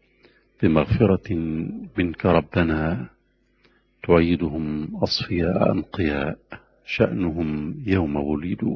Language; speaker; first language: Arabic; native; Arabic